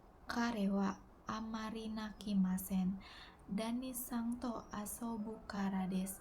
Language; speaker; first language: Japanese; non-native, learner; Indonesian